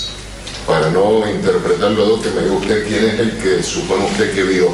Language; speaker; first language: Spanish; native; Spanish